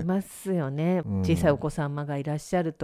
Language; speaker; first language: Japanese; native; Japanese